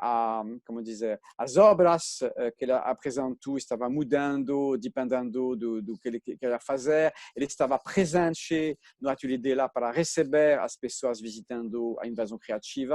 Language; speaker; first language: Portuguese; non-native, fluent; French